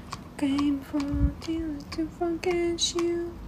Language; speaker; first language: English; non-native, learner; Ukrainian